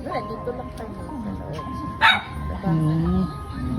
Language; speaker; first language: Filipino; non-native, local second language; Cebuano